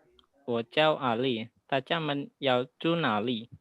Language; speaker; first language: Chinese; non-native, learner; Indonesian